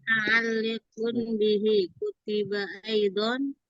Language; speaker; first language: Arabic; non-native, learner; Indonesian